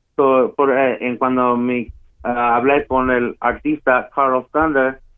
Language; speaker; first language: Spanish; early bilingual, heritage; Spanish